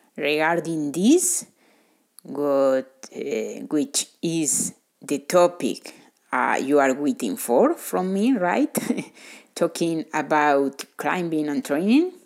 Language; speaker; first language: English; non-native, fluent; Spanish